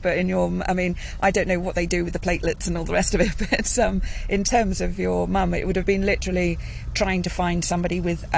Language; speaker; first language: English; native; English